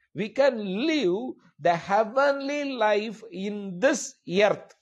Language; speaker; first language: English; non-native, local second language; Tamil